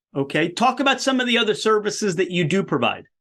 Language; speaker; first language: English; native; English